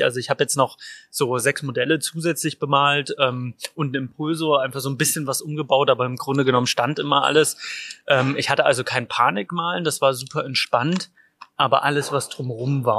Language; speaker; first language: German; native; German